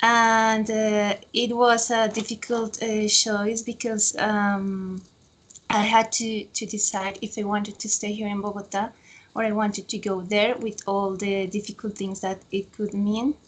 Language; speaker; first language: English; non-native, fluent; Spanish